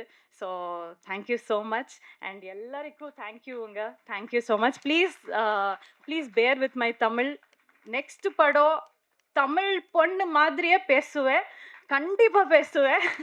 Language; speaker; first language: Tamil; non-native, learner; Kannada